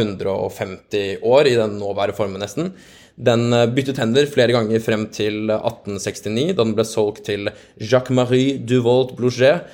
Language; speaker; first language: Norwegian; native; Norwegian